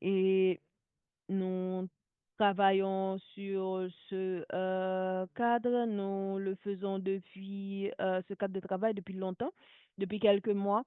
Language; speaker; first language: French; non-native, local second language; Haitian Creole